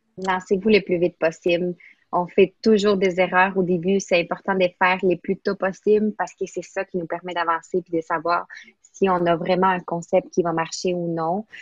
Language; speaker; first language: French; non-native, fluent; Spanish